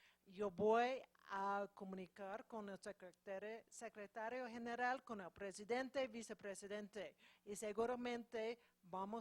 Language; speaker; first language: Spanish; non-native, fluent; English